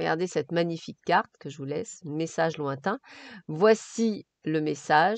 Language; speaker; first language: French; native; French